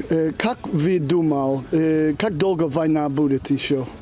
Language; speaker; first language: Russian; non-native, learner; English